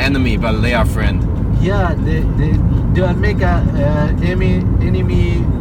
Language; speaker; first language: English; non-native, learner; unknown